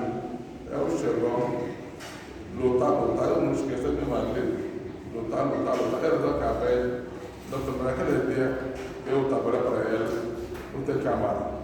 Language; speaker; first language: Portuguese; non-native, learner; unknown